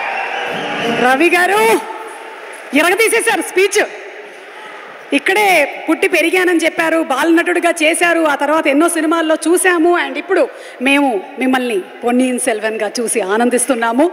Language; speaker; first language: Telugu; native; Telugu